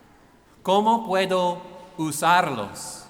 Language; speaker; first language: Spanish; non-native, fluent; English